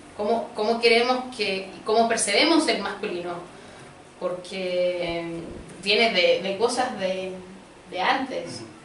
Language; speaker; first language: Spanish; early bilingual, other home language; Portuguese